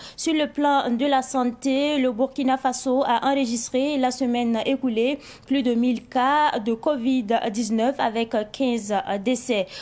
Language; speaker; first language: French; non-native, local second language; Mossi